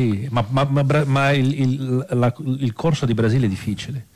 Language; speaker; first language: Italian; non-native, fluent; Portuguese